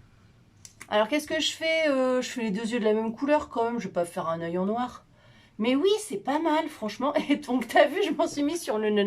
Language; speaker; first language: French; native; French